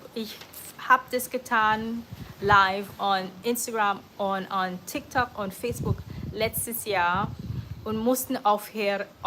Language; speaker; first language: German; non-native, learner; English